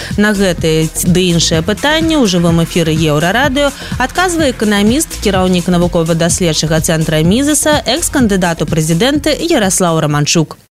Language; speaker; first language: Belarusian; non-native, local second language; Russian